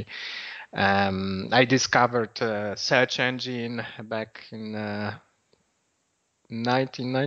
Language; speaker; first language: English; non-native, fluent; Polish